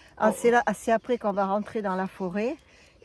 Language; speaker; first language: French; native; French